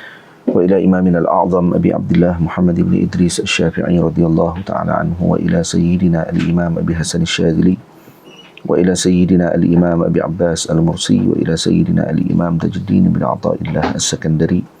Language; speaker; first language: Arabic; non-native, fluent; Malay